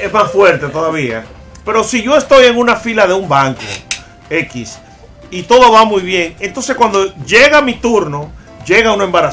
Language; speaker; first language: Spanish; native; Spanish